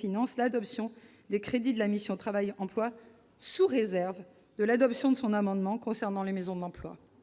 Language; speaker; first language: French; native; French